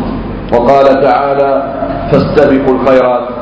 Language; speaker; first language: Arabic; native; Arabic